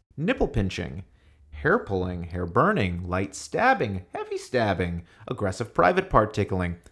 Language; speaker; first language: English; native; English